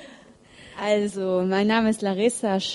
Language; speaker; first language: German; early bilingual, other home language; Russian